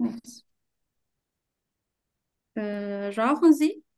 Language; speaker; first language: German; non-native, fluent; Turkish